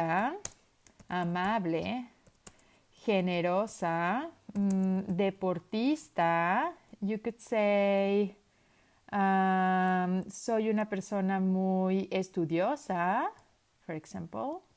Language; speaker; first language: Spanish; non-native, fluent; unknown